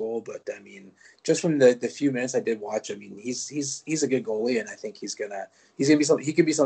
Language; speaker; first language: English; non-native, fluent; French